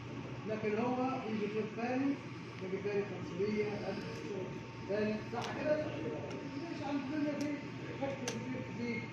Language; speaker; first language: Arabic; non-native, learner; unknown